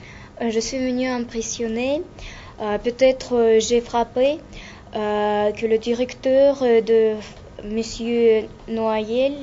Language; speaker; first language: French; non-native, learner; Russian